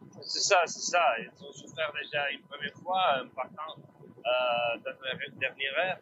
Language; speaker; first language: French; non-native, learner; Spanish